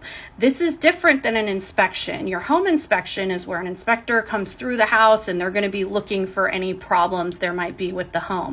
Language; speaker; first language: English; native; English